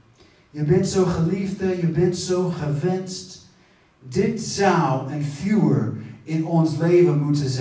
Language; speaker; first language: Dutch; non-native, fluent; English